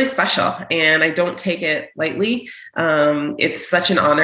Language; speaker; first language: English; native; English